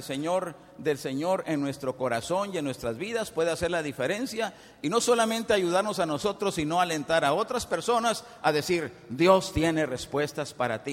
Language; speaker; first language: Spanish; native; Spanish